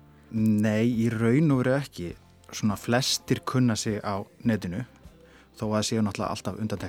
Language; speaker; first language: Icelandic; native; Icelandic